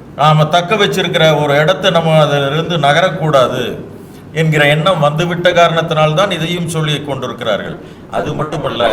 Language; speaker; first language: Tamil; native; Tamil